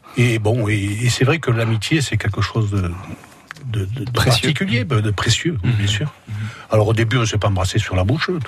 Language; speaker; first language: French; native; French